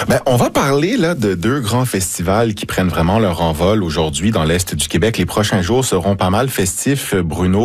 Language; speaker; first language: French; native; French